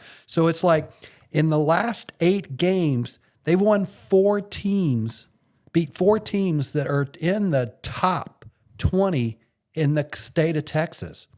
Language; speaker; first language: English; native; English